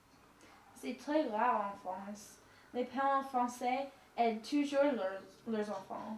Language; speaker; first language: French; non-native, learner; English